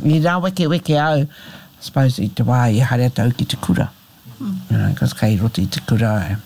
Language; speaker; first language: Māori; non-native, local second language; English